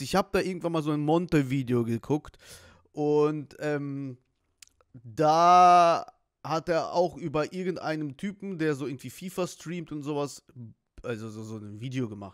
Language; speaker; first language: German; native; German